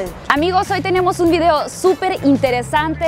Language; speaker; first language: Spanish; non-native, fluent; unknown